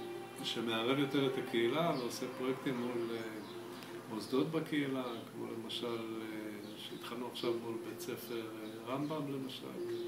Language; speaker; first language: Hebrew; native; Hebrew